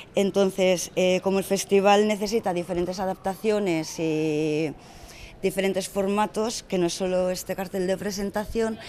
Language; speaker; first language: Spanish; native; Spanish